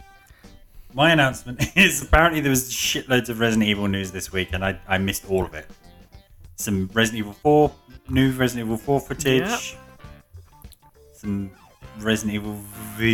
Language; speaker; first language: English; native; English